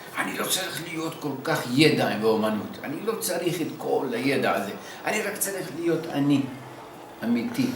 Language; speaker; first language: Hebrew; early bilingual, other home language; Arabic